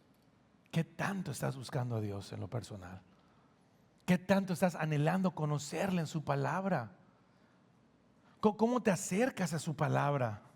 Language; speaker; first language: Spanish; native; Spanish